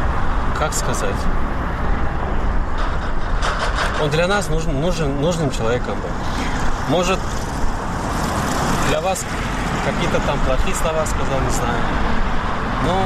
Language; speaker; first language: Russian; non-native, fluent; Tajik